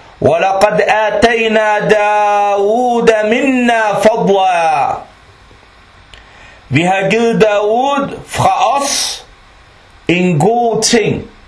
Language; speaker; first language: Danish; non-native, fluent; Arabic